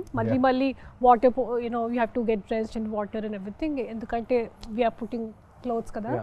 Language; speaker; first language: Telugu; non-native, fluent; Hindi